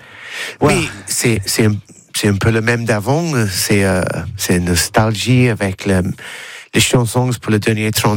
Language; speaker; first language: French; non-native, learner; English